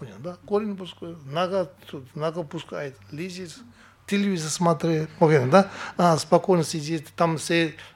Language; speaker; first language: Russian; non-native, learner; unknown